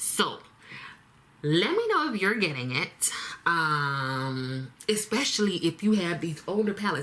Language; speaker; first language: English; native; English